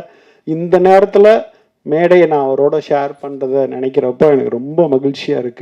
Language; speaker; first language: Tamil; native; Tamil